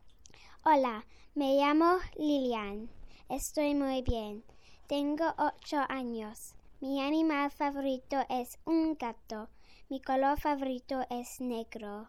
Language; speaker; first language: Spanish; non-native, learner; English